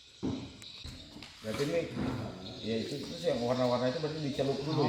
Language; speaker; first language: Indonesian; non-native, local second language; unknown